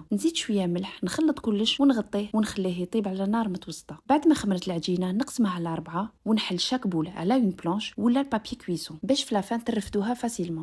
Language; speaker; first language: Arabic; native; Arabic